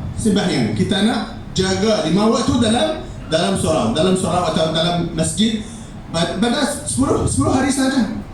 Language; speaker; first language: Malay; non-native, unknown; Arabic